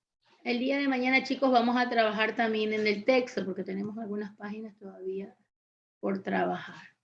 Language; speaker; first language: Spanish; native; Spanish